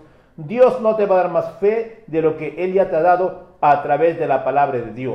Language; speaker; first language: Spanish; native; Spanish